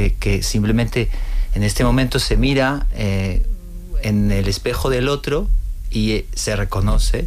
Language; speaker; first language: Spanish; non-native, fluent; French